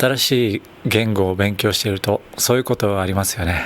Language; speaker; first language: Japanese; native; Japanese